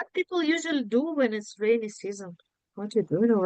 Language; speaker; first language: English; non-native, learner; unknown